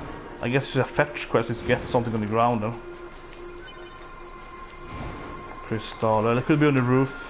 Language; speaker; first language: English; non-native, fluent; Swedish